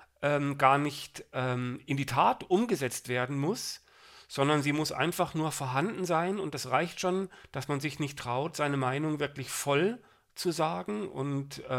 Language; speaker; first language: German; native; German